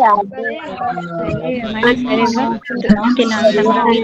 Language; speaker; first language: Persian; non-native, learner; Urdu